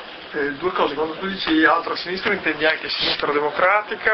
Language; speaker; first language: Italian; native; Italian